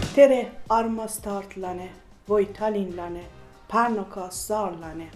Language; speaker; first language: Estonian; non-native, learner; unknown